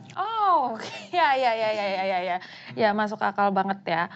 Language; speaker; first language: Indonesian; native; Indonesian